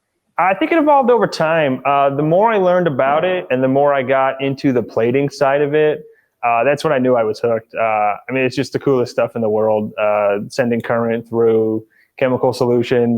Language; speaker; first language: English; native; English